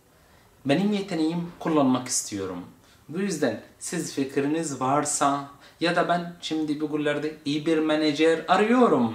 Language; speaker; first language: Turkish; non-native, fluent; Arabic